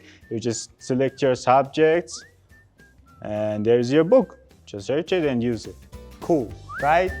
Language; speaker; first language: English; non-native, learner; Mongolian